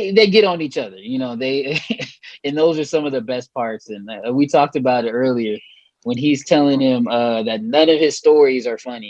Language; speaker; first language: English; native; English